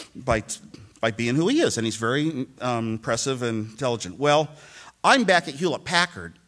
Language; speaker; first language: English; native; English